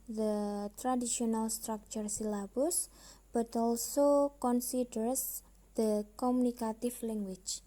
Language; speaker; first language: English; non-native, learner; Indonesian